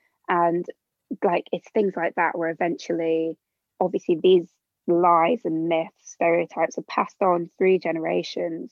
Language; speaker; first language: English; native; English